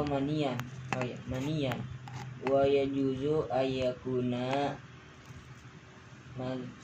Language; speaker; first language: Arabic; non-native, learner; Indonesian